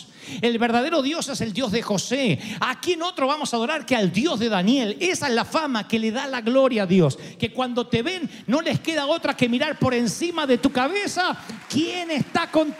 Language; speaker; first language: Spanish; native; Spanish